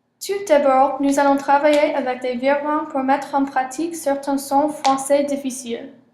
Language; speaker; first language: French; non-native, learner; English